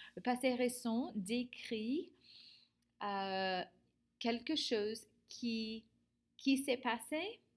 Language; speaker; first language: French; non-native, fluent; English